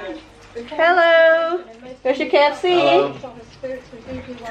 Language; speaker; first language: English; non-native, fluent; Indonesian